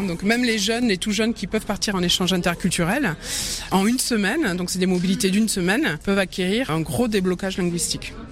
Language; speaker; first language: French; native; French